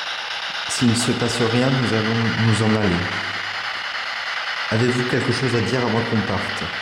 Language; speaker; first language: French; native; French